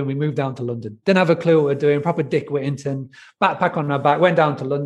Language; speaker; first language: English; native; English